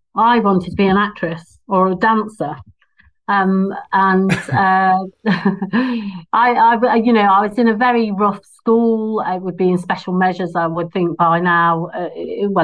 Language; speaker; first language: English; native; English